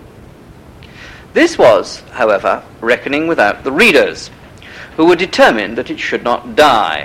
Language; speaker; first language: English; native; English